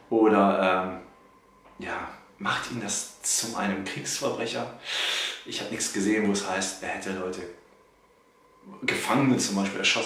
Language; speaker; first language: German; native; German